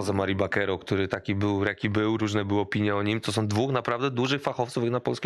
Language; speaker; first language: Polish; native; Polish